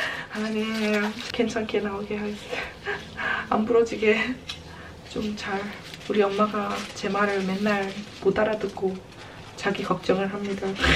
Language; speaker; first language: Korean; early bilingual, heritage; Korean